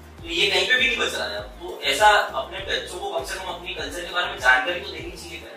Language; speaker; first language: Hindi; native; Hindi